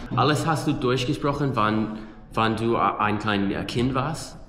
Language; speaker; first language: German; non-native, learner; English